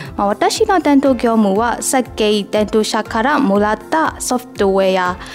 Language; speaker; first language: Japanese; non-native, fluent; Burmese